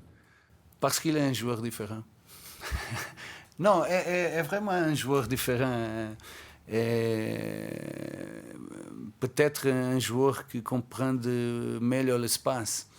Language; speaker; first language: French; non-native, fluent; Portuguese